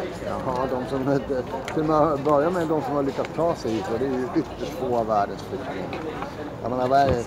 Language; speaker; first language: Swedish; native; Swedish